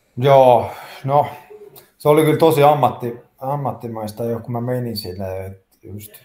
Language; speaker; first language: Finnish; early bilingual, other home language; Albanian